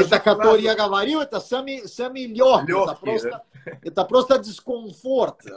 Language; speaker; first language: Russian; non-native, fluent; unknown